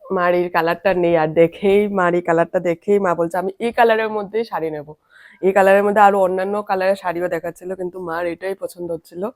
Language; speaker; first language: Bangla; native; Bangla